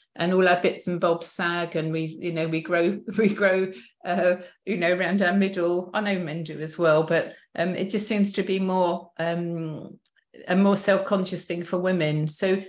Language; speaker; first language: English; native; English